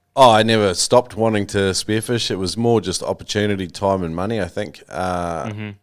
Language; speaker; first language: English; native; English